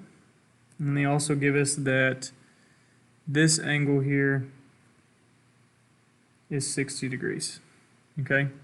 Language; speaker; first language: English; native; English